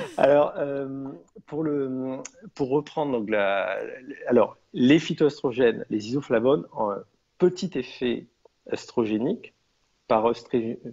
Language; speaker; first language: French; native; French